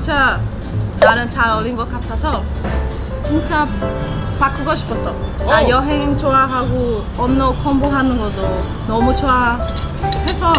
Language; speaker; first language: Korean; non-native, fluent; Portuguese